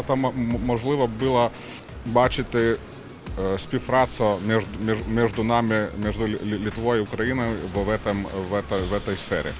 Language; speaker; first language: Ukrainian; non-native, learner; Lithuanian